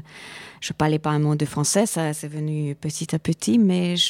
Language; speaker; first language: French; non-native, fluent; Hungarian